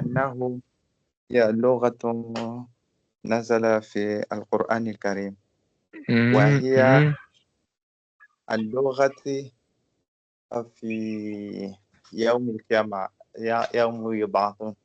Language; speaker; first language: Arabic; non-native, learner; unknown